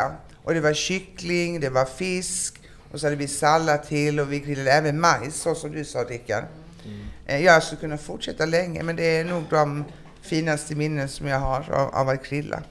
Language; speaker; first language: Swedish; native; Swedish